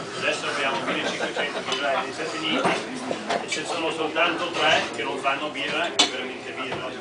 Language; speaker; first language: Italian; early bilingual, heritage; English